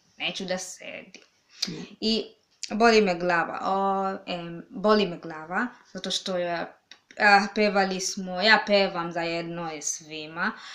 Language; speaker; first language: Serbian; non-native, learner; Swahili